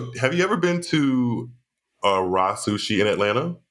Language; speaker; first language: English; native; English